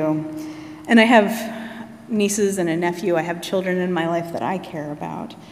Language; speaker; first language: English; native; English